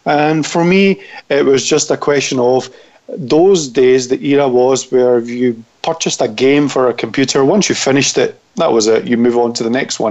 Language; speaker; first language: English; native; English